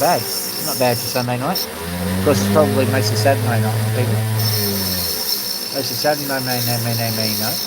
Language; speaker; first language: English; native; English